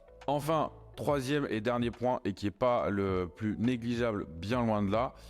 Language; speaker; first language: French; native; French